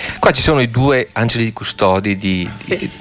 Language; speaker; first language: Italian; native; Italian